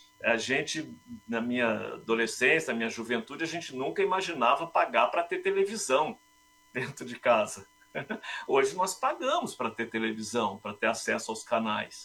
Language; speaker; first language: Portuguese; native; Portuguese